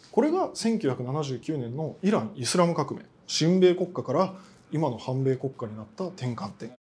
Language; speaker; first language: Japanese; native; Japanese